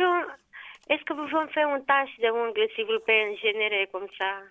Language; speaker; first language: French; non-native, learner; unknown